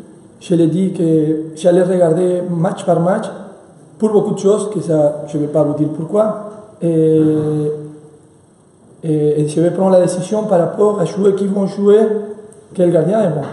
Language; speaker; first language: French; non-native, fluent; Spanish